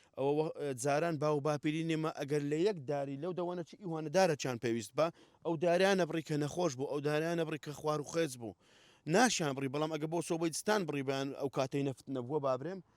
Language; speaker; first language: Central Kurdish; native; Central Kurdish